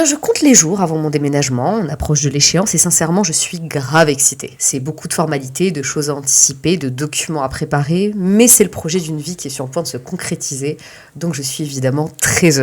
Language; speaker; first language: French; native; French